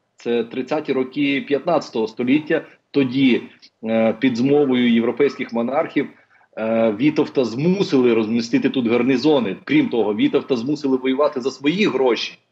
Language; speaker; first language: Ukrainian; non-native, local second language; Russian